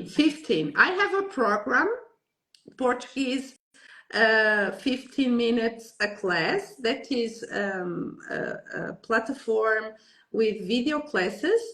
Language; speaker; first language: English; non-native, learner; Portuguese